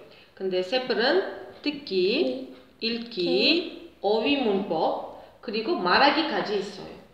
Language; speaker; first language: Korean; non-native, fluent; Uzbek